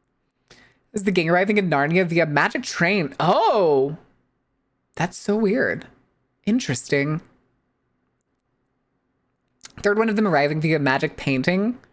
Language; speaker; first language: English; native; English